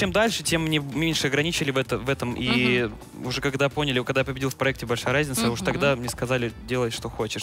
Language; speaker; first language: Russian; native; Russian